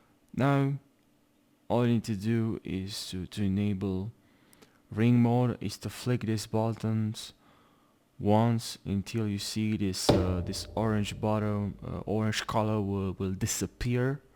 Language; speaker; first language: English; non-native, fluent; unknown